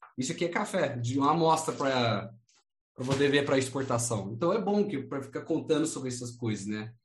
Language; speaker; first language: Portuguese; non-native, fluent; English